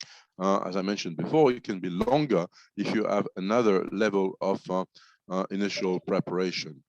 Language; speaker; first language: English; non-native, fluent; French